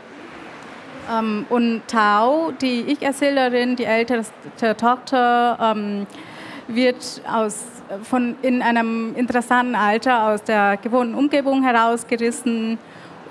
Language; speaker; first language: German; early bilingual, other home language; Vietnamese